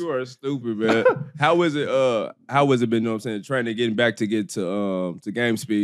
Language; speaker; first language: English; native; English